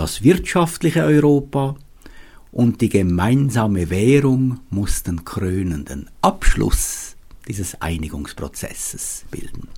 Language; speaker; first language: German; native; German